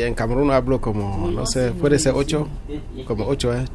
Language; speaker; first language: Spanish; non-native, fluent; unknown